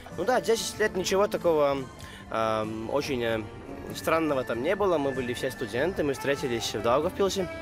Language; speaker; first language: Russian; non-native, local second language; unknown